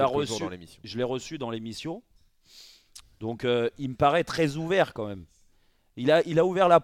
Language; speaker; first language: French; native; French